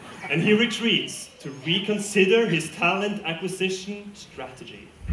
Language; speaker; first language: English; non-native, fluent; Norwegian